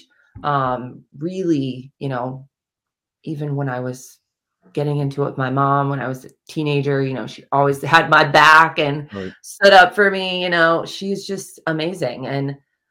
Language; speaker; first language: English; native; English